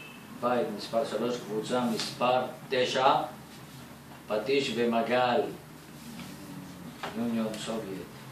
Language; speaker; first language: Hebrew; native; Hebrew